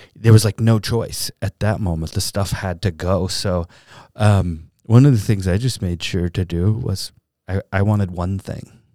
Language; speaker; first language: English; native; English